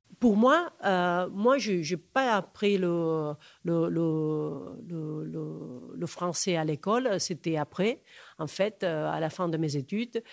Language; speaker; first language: French; non-native, fluent; Catalan